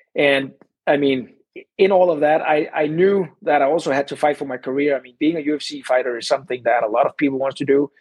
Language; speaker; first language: English; non-native, fluent; Danish